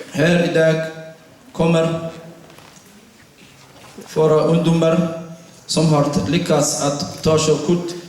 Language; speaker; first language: Swedish; non-native, fluent; Somali